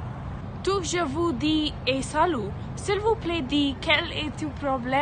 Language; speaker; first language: French; non-native, learner; English